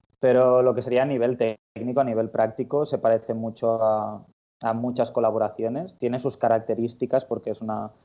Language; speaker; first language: Spanish; native; Spanish